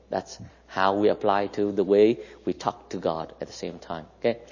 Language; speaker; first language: English; non-native, fluent; Vietnamese